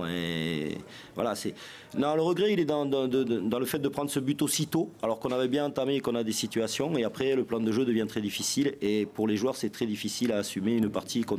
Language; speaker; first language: French; native; French